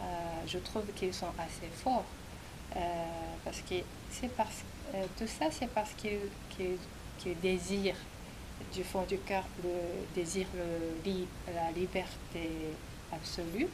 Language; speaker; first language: French; non-native, fluent; Japanese